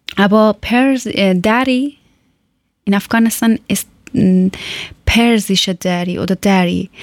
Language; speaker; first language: German; non-native, learner; Persian